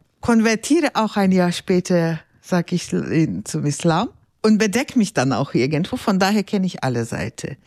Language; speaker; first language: German; non-native, fluent; Russian